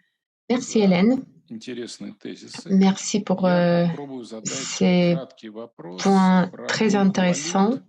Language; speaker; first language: French; non-native, fluent; Russian